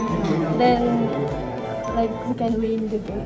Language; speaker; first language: English; non-native, fluent; Nepali